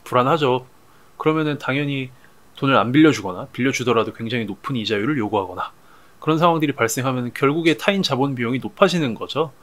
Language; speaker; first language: Korean; native; Korean